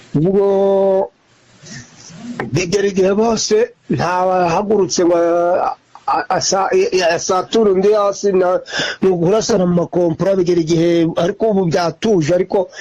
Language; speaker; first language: Kinyarwanda; native; Kinyarwanda